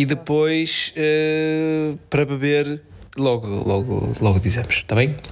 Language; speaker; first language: Portuguese; native; Portuguese